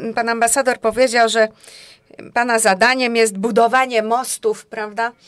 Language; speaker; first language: Polish; non-native, fluent; Hungarian